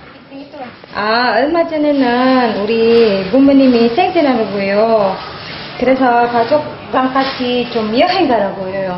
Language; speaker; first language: Korean; non-native, learner; Indonesian